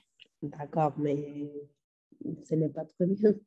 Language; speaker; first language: French; non-native, learner; Spanish